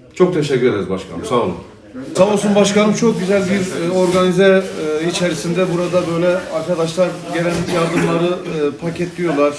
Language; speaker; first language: Turkish; native; Turkish